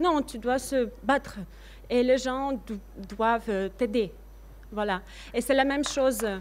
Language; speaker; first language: French; non-native, fluent; Russian